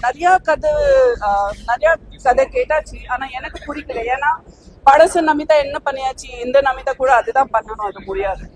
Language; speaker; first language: Tamil; non-native, fluent; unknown